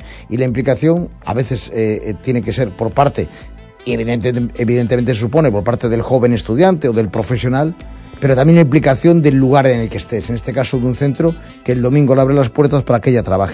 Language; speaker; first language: Spanish; native; Spanish